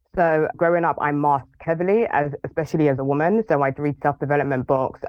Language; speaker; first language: English; early bilingual, other home language; Yoruba